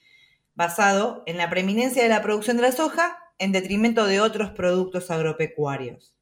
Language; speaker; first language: Spanish; native; Spanish